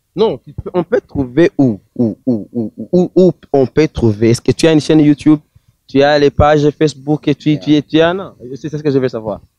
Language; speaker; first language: French; non-native, local second language; Rundi